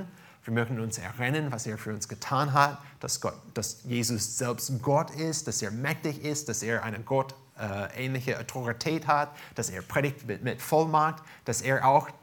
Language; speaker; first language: German; non-native, fluent; English